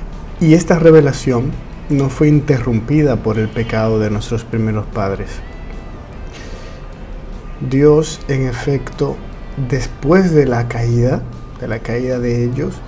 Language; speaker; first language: Spanish; native; Spanish